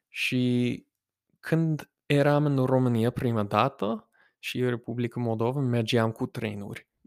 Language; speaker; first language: Romanian; non-native, fluent; English